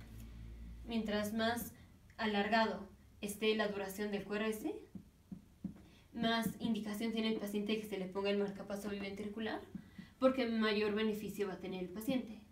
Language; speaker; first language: Spanish; native; Spanish